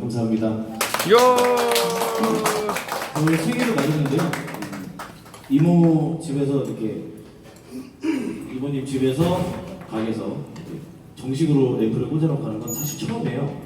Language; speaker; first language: Korean; native; Korean